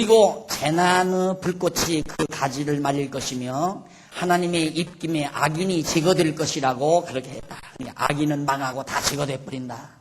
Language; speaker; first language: Korean; native; Korean